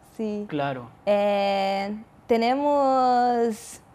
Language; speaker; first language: Spanish; non-native, learner; Portuguese